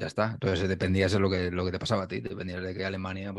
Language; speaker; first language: Spanish; native; Spanish